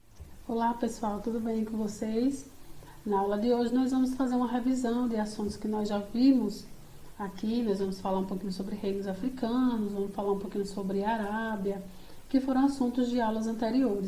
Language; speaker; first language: Portuguese; native; Portuguese